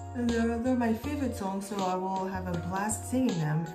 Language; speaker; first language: English; non-native, fluent; French